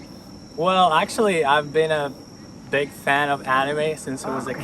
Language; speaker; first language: English; non-native, fluent; Italian